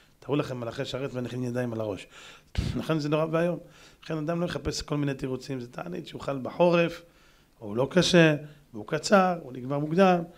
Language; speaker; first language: Hebrew; native; Hebrew